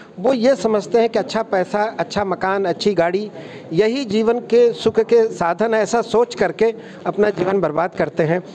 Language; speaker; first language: Hindi; native; Hindi